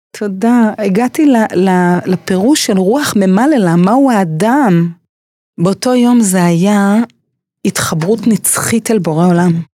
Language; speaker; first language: Hebrew; early bilingual, other home language; English